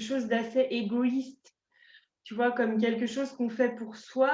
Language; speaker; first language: French; native; French